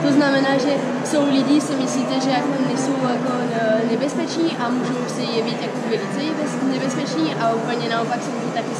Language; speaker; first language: Czech; non-native, fluent; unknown